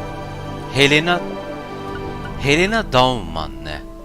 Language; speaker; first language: Japanese; non-native, learner; German